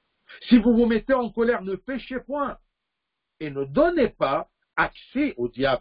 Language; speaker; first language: French; non-native, fluent; Arabic